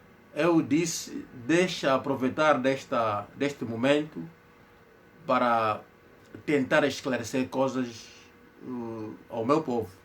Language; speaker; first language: Portuguese; non-native, local second language; Kongo